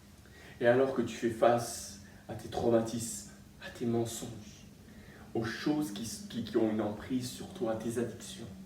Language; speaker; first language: French; native; French